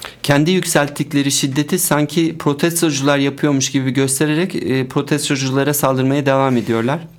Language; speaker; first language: Turkish; native; Turkish